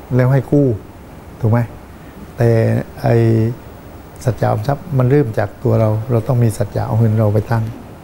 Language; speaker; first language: Thai; native; Thai